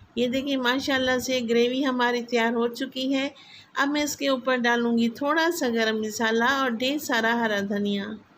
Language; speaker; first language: Urdu; non-native, local second language; Saraiki